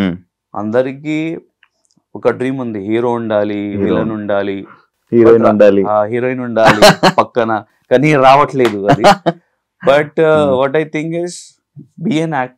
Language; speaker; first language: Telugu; non-native, learner; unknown